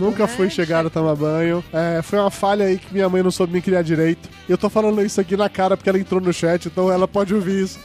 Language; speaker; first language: Portuguese; native; Portuguese